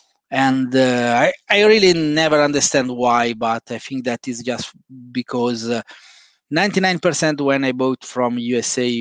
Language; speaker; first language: English; non-native, fluent; Italian